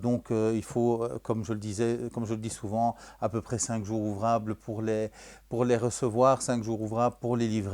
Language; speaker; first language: French; native; French